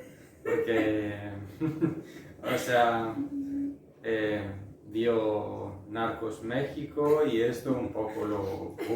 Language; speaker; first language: Spanish; non-native, fluent; Italian